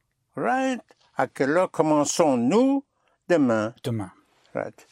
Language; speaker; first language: French; non-native, fluent; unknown